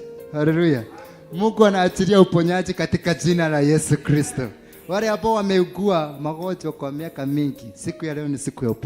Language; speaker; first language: Swahili; non-native, local second language; Kikuyu